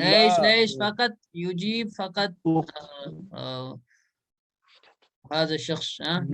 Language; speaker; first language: Arabic; non-native, fluent; Urdu